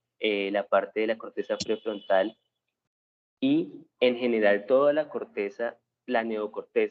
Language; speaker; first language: Spanish; native; Spanish